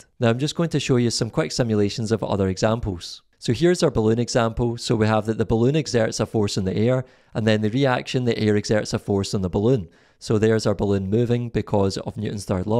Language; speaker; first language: English; native; English